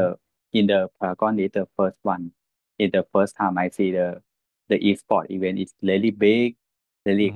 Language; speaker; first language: English; non-native, learner; Thai